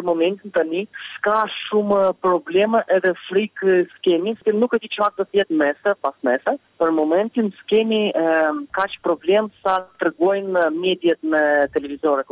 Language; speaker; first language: Albanian; early bilingual, heritage; Albanian